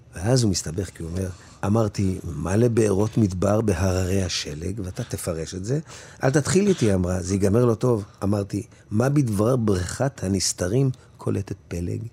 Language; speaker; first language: Hebrew; native; Hebrew